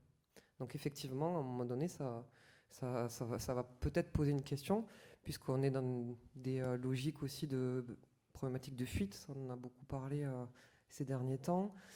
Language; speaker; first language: French; native; French